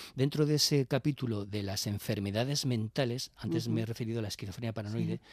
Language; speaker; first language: Spanish; native; Spanish